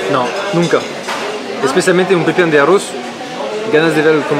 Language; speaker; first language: Spanish; non-native, fluent; French